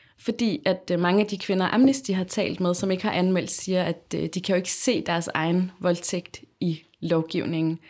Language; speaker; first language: Danish; native; Danish